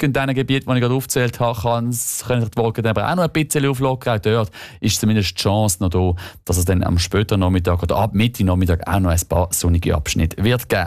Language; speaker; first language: German; native; German